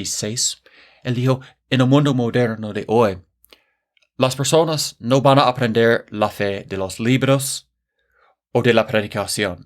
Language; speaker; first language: Spanish; non-native, fluent; English